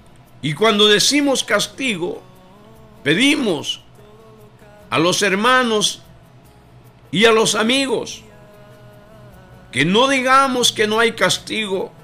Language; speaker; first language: Spanish; native; Spanish